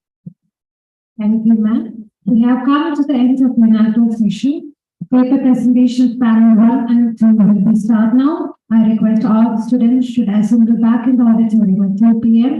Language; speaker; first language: English; non-native, local second language; Malayalam